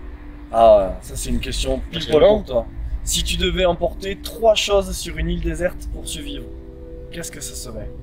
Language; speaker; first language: French; native; French